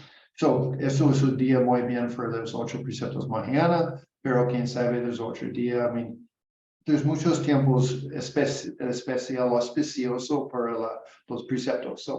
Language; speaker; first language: Spanish; non-native, learner; English